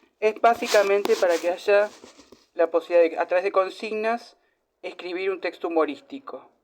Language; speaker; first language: Spanish; native; Spanish